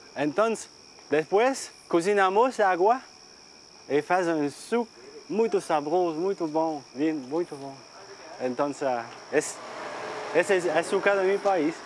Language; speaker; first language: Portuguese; non-native, learner; French